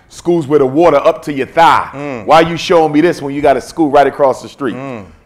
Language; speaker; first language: English; native; English